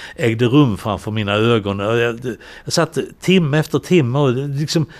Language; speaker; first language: Swedish; native; Swedish